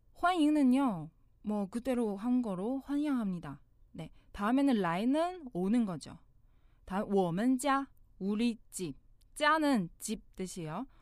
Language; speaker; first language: Korean; non-native, fluent; Chinese